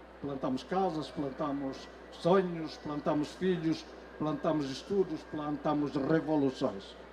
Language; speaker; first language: Portuguese; non-native, local second language; Tetum